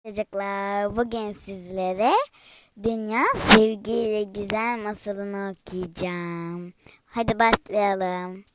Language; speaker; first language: Turkish; native; Turkish